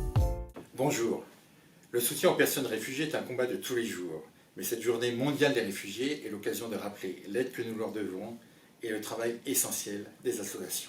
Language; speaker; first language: French; native; French